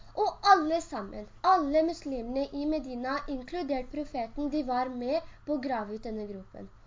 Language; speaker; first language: Norwegian; early bilingual, other home language; Urdu